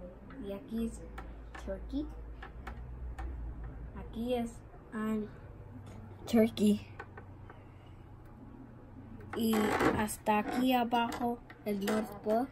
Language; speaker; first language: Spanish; early bilingual, heritage; Spanish